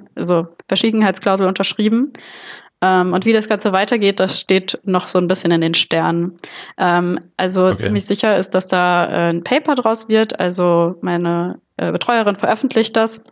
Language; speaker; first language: German; native; German